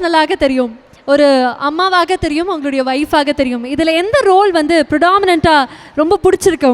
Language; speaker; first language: Tamil; native; Tamil